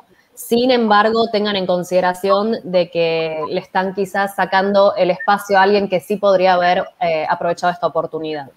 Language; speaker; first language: Spanish; native; Spanish